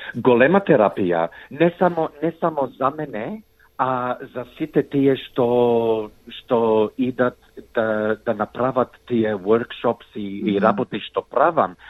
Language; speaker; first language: Macedonian; early bilingual, heritage; Macedonian